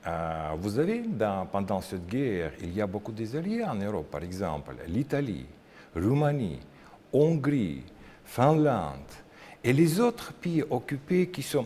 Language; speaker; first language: French; non-native, learner; Russian